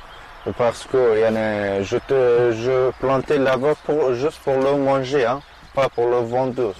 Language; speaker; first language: French; non-native, learner; Persian